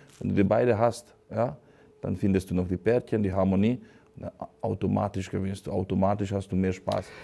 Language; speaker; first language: German; non-native, fluent; Hungarian